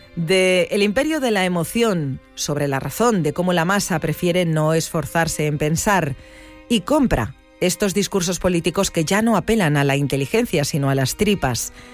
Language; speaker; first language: Spanish; native; Spanish